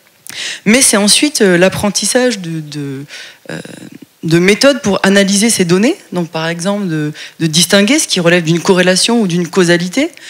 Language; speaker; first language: French; native; French